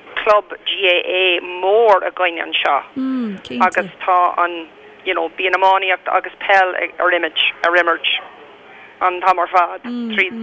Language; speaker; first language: Irish; non-native, local second language; English